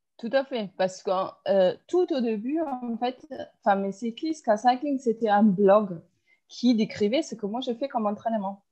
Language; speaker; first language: French; non-native, fluent; German